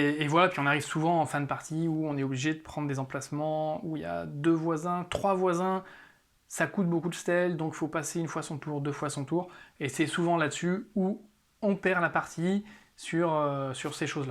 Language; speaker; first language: French; native; French